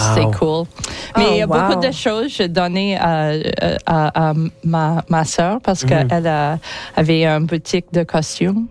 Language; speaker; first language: French; non-native, learner; English